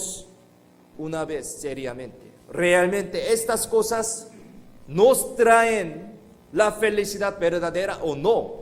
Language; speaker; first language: Spanish; non-native, fluent; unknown